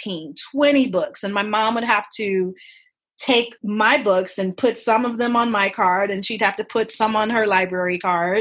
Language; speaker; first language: English; native; English